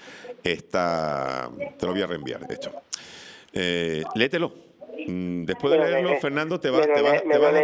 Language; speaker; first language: Spanish; native; Spanish